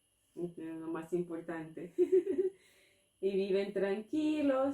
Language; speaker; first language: Spanish; non-native, fluent; English